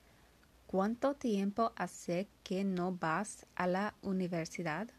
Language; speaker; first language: Spanish; non-native, learner; English